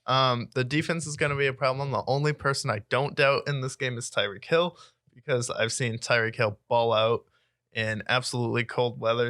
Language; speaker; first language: English; native; English